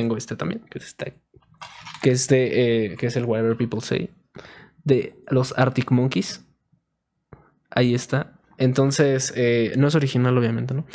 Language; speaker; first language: Spanish; native; Spanish